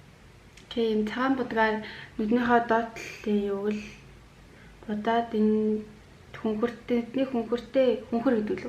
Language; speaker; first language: Mongolian; native; Mongolian